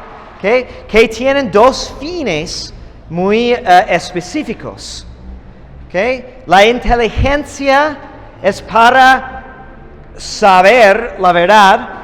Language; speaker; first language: Spanish; non-native, fluent; English